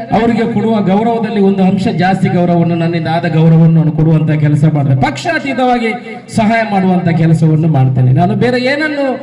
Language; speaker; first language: Kannada; native; Kannada